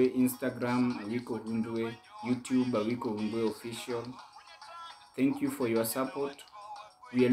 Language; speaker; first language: English; non-native, local second language; Luo (Kenya and Tanzania)